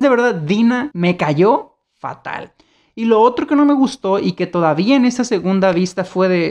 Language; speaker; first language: Spanish; native; Spanish